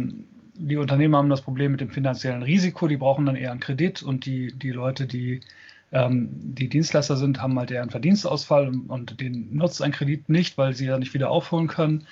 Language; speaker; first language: German; native; German